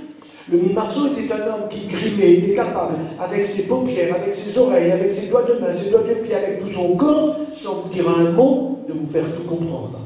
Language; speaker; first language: French; native; French